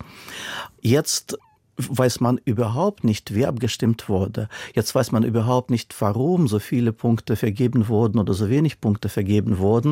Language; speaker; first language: German; non-native, fluent; Russian